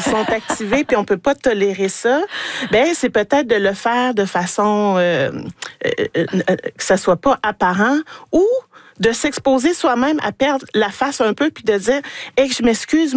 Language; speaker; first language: French; native; French